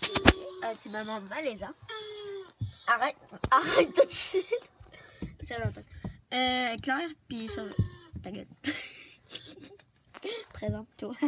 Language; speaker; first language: French; native; French